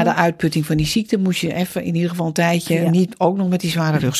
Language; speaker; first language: Dutch; native; Dutch